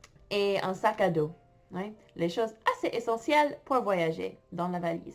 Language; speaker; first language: French; non-native, fluent; English